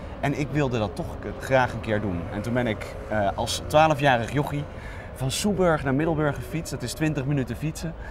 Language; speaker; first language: Dutch; native; Dutch